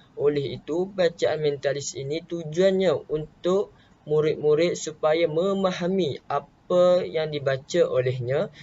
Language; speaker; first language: Malay; native; Malay